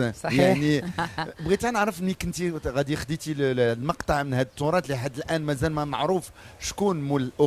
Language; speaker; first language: Arabic; native; Arabic